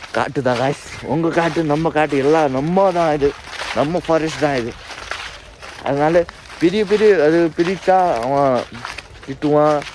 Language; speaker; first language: Tamil; non-native, learner; Nepali